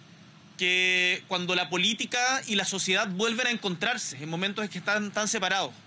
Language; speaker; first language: Spanish; native; Spanish